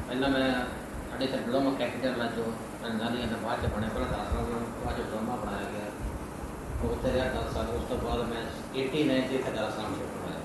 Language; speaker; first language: Punjabi; native; Punjabi